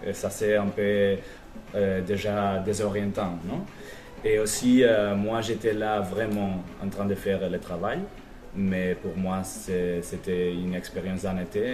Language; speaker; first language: French; non-native, fluent; Spanish